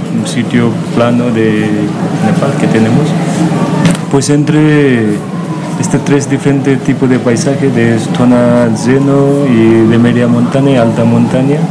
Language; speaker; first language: Spanish; non-native, learner; Nepali